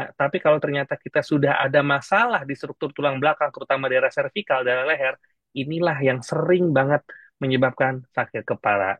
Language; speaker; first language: Indonesian; native; Indonesian